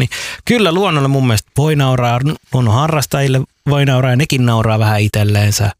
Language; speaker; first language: Finnish; early bilingual, other home language; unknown